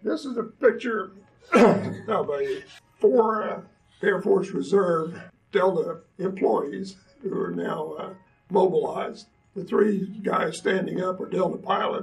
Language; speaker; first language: English; native; English